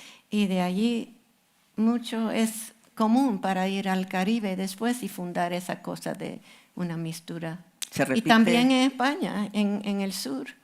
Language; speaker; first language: Spanish; non-native, fluent; English